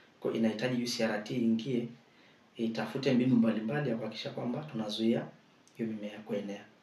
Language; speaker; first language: Swahili; non-native, local second language; Masai